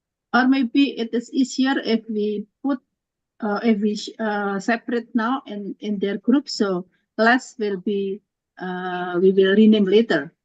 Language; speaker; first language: English; non-native, learner; Indonesian